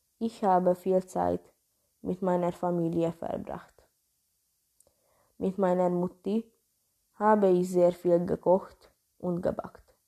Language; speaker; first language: German; non-native, learner; Hungarian